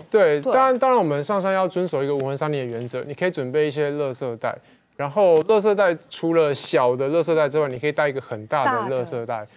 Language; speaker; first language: Chinese; native; Chinese